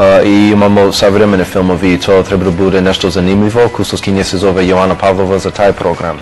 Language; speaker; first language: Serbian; non-native, fluent; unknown